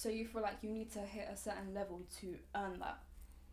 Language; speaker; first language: English; native; English